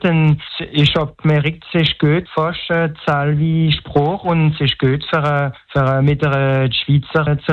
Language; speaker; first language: German; non-native, local second language; French